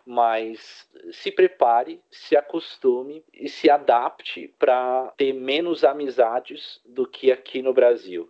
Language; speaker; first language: Portuguese; early bilingual, heritage; Portuguese